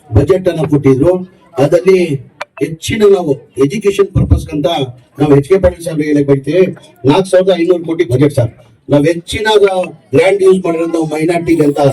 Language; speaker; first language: Kannada; non-native, local second language; Urdu